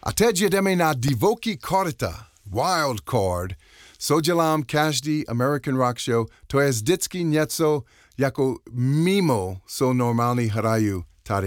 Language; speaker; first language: Czech; non-native, learner; English